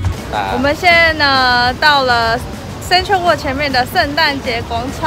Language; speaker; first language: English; non-native, learner; Chinese